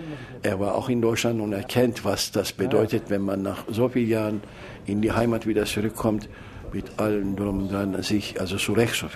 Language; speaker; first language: German; early bilingual, other home language; Turkish